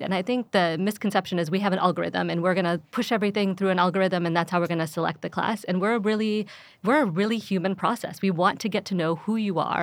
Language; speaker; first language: English; early bilingual, other home language; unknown